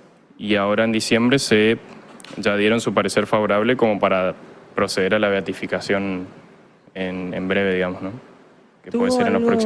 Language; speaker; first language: Spanish; native; Spanish